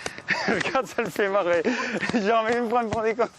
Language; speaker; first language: French; native; French